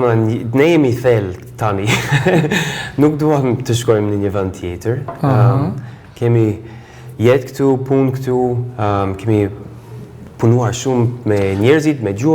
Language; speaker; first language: Albanian; non-native, fluent; English